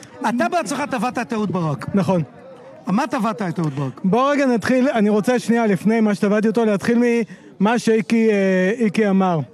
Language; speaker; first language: Hebrew; native; Hebrew